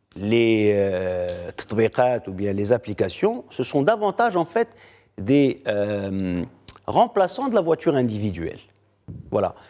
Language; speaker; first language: French; non-native, local second language; Arabic